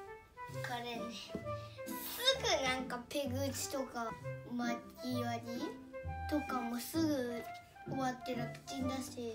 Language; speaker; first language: Japanese; native; Japanese